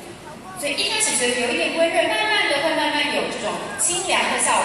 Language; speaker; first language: Chinese; native; Chinese